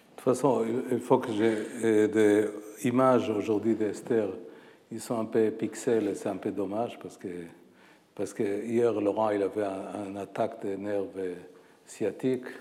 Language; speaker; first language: French; non-native, fluent; Hebrew